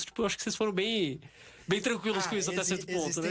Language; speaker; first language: Portuguese; native; Portuguese